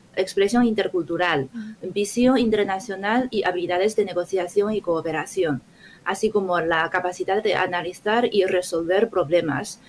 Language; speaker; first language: Spanish; non-native, fluent; Chinese